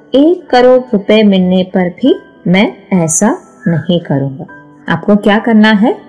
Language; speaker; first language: Hindi; non-native, local second language; Malayalam